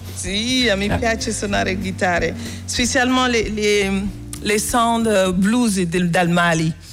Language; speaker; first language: Italian; non-native, learner; Bambara